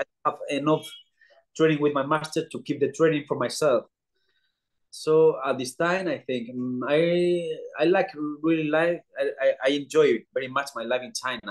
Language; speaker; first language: English; non-native, learner; Spanish